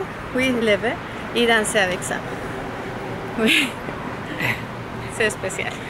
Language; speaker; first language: French; non-native, learner; Spanish